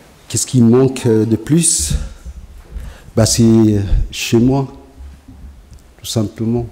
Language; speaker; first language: French; non-native, fluent; Tigrinya